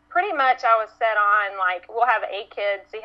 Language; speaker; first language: English; native; English